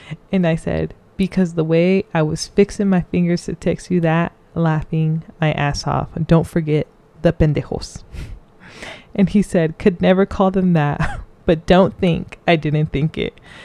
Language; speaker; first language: English; early bilingual, other home language; Spanish